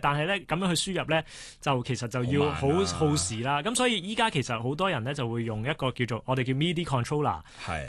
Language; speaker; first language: Cantonese; native; Cantonese